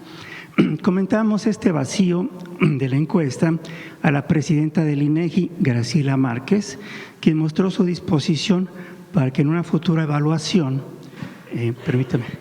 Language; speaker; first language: Spanish; native; Spanish